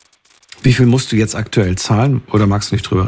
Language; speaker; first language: German; native; German